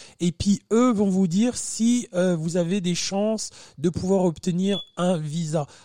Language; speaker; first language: French; native; French